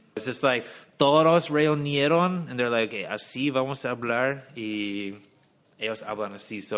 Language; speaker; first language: Spanish; non-native, fluent; English